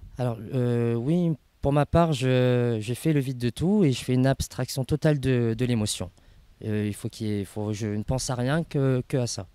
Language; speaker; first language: French; native; French